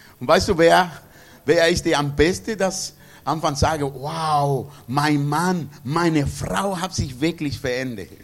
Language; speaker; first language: German; non-native, fluent; Spanish